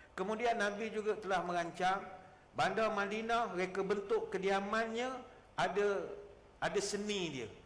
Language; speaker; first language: Malay; native; Malay